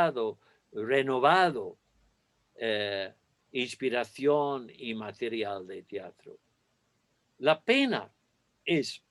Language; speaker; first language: Spanish; non-native, fluent; English